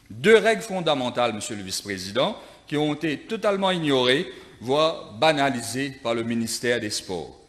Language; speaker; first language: French; non-native, local second language; Morisyen